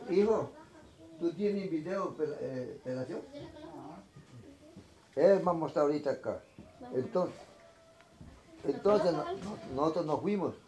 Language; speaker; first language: Spanish; non-native, local second language; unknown